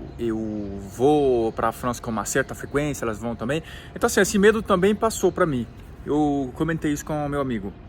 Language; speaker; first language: Portuguese; non-native, fluent; French